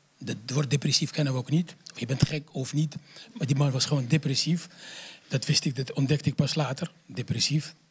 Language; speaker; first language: Dutch; non-native, fluent; Arabic